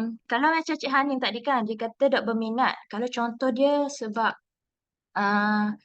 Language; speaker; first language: Malay; native; Malay